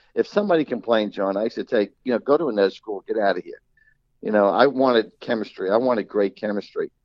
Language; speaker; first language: English; native; English